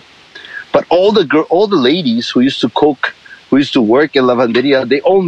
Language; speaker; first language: English; non-native, fluent; Spanish